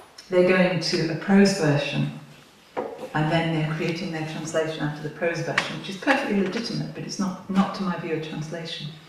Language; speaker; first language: English; native; English